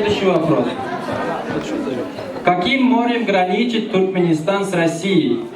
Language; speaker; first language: Russian; non-native, fluent; Turkmen